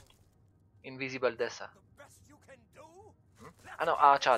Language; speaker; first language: Japanese; non-native, learner; French